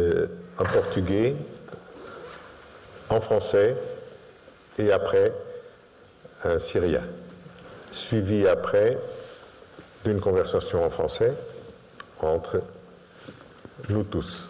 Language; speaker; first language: French; non-native, fluent; Portuguese